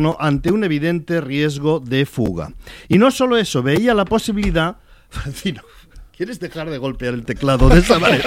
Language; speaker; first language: Spanish; native; Spanish